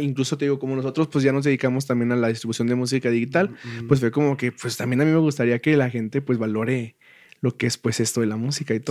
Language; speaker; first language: Spanish; native; Spanish